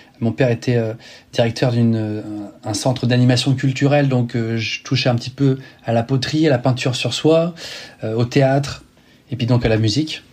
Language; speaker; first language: French; native; French